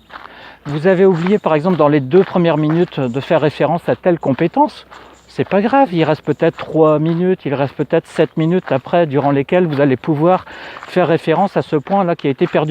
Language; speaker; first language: French; native; French